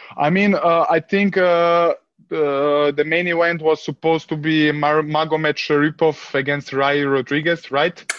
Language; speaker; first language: English; early bilingual, other home language; Serbian